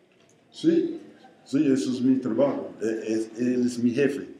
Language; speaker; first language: Spanish; non-native, learner; English